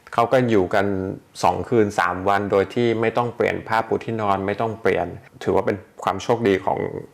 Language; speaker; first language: Thai; native; Thai